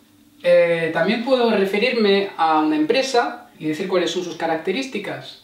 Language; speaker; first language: Spanish; non-native, fluent; French